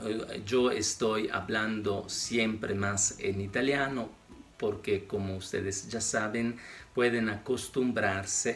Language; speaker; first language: Spanish; non-native, fluent; Italian